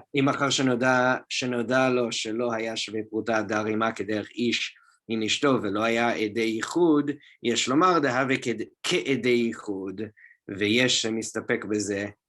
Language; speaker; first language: Hebrew; non-native, fluent; English